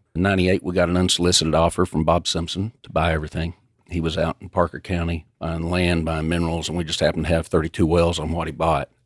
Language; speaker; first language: English; native; English